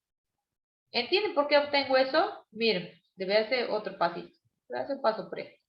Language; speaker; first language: Spanish; native; Spanish